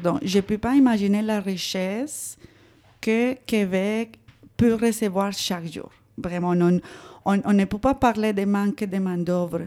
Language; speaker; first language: French; non-native, fluent; Spanish